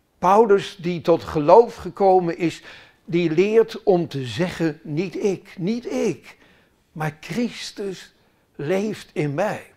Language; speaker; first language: Dutch; native; Dutch